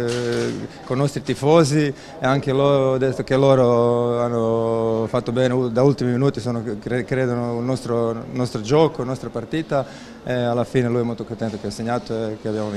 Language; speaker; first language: Italian; non-native, fluent; Croatian